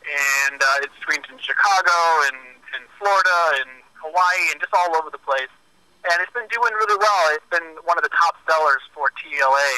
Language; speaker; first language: English; native; English